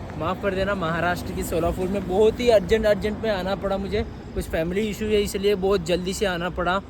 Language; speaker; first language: Hindi; non-native, local second language; Kannada